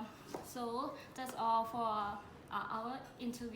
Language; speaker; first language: English; non-native, learner; Thai